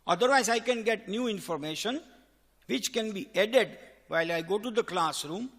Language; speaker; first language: English; non-native, local second language; Gujarati